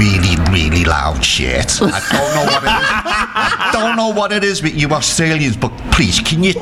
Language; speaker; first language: English; native; English